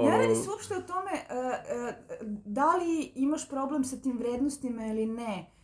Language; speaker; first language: Serbian; native; Serbian